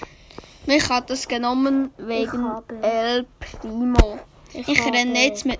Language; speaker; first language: German; native; German